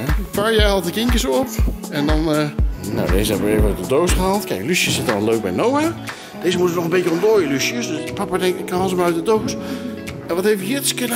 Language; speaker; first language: Dutch; native; Dutch